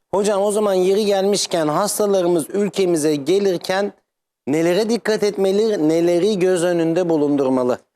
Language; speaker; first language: Turkish; native; Turkish